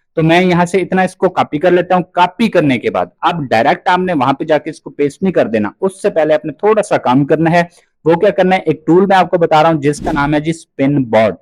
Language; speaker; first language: Urdu; non-native, local second language; Punjabi